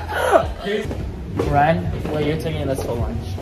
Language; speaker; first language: English; non-native, fluent; Vietnamese